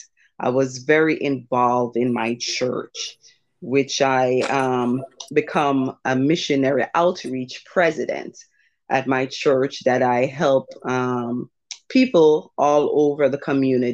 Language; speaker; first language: English; early bilingual, other home language; Jamaican Creole English